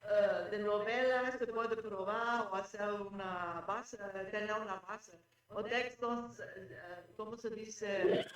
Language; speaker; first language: Spanish; non-native, fluent; German